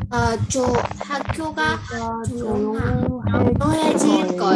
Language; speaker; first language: Korean; non-native, learner; Burmese